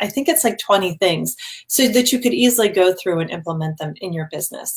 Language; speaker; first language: English; native; English